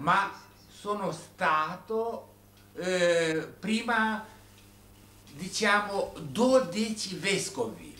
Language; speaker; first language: Italian; non-native, fluent; Romanian